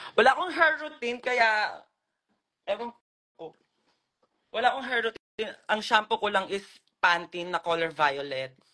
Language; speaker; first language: Filipino; native; Filipino